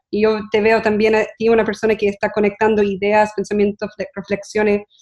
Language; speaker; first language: Spanish; early bilingual, heritage; English